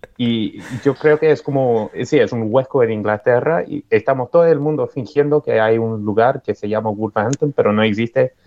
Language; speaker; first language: Spanish; non-native, fluent; English